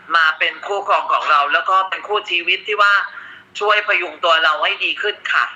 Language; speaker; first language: Thai; native; Thai